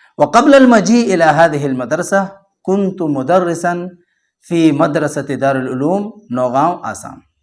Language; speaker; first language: Arabic; non-native, fluent; Urdu